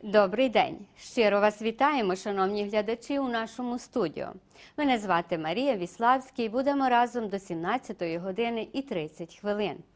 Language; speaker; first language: Ukrainian; early bilingual, heritage; Ukrainian